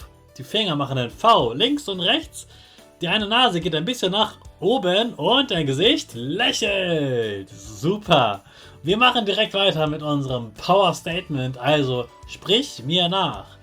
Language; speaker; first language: German; native; German